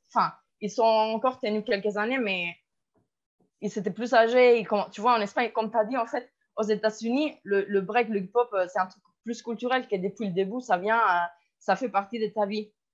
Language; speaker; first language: French; non-native, fluent; Spanish